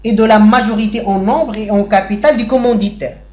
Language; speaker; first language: French; non-native, local second language; Arabic